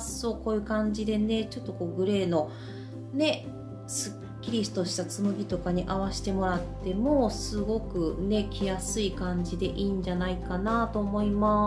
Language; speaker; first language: Japanese; native; Japanese